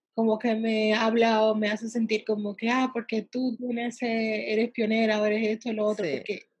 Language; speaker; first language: Spanish; early bilingual, heritage; Spanish